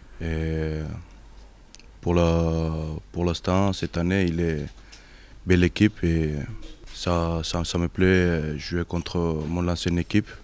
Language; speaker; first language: French; non-native, learner; Georgian